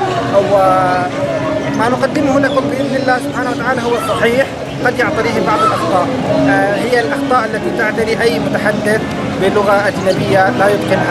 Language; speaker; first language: Arabic; native; Arabic